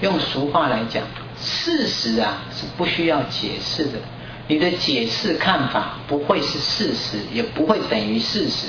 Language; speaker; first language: Chinese; native; Chinese